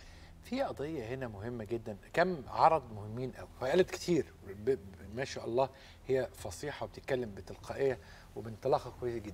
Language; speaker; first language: Arabic; native; Arabic